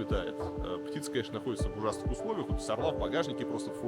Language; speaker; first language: Russian; native; Russian